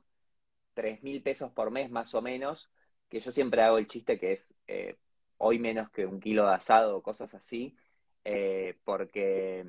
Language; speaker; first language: Spanish; native; Spanish